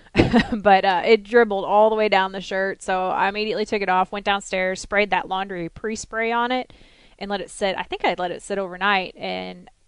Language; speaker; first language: English; native; English